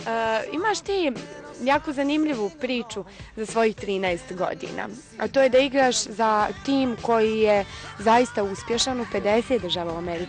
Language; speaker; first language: Bosnian; native; Bosnian